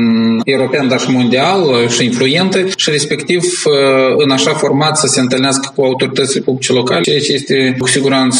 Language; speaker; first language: Romanian; native; Romanian